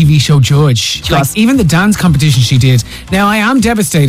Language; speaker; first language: English; native; English